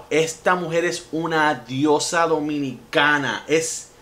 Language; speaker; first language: Spanish; native; Spanish